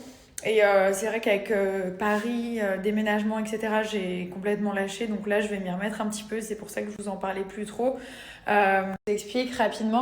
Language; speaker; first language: French; native; French